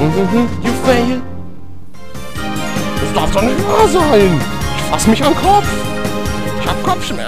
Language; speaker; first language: German; native; German